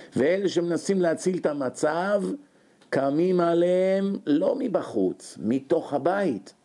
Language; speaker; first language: Hebrew; native; Hebrew